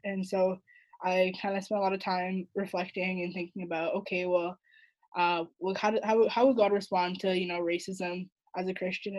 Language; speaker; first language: English; native; English